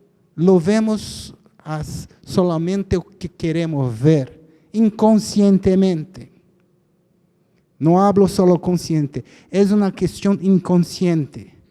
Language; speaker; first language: Spanish; non-native, fluent; Portuguese